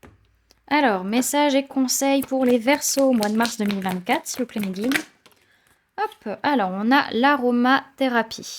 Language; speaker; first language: French; native; French